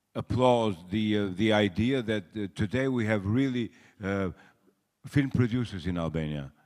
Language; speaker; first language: English; non-native, fluent; Albanian